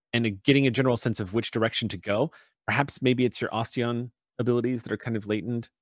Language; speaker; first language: English; native; English